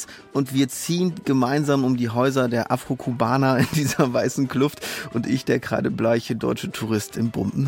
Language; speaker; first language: German; native; German